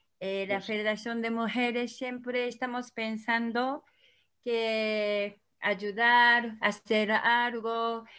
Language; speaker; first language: Spanish; non-native, learner; Korean